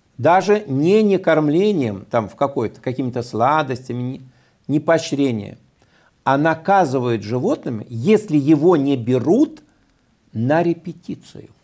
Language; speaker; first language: Russian; native; Russian